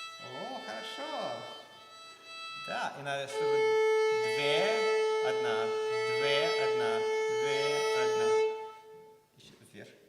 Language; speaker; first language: Russian; early bilingual, heritage; Russian